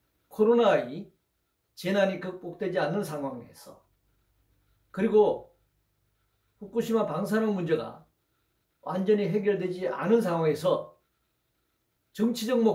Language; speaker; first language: Korean; native; Korean